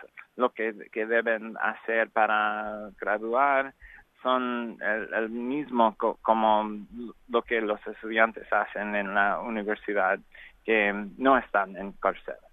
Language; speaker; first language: Spanish; non-native, learner; English